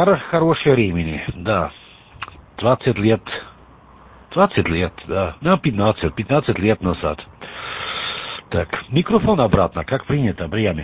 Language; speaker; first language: Russian; non-native, learner; German